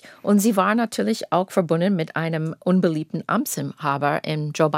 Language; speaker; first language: German; non-native, fluent; English